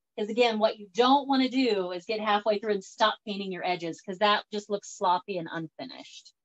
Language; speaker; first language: English; native; English